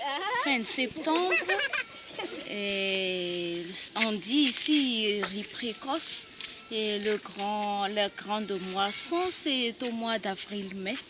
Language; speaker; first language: French; non-native, local second language; Malagasy